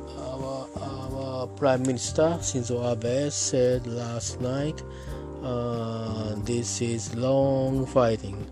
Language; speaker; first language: English; non-native, learner; Japanese